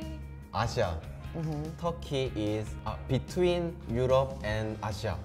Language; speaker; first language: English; non-native, learner; Korean